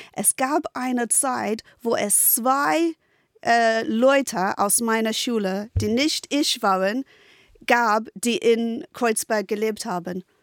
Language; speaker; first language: German; non-native, fluent; English